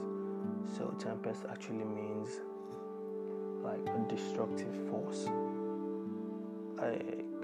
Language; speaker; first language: English; non-native, local second language; Igbo